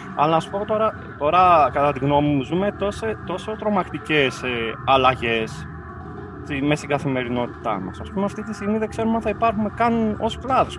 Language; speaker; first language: Greek; native; Greek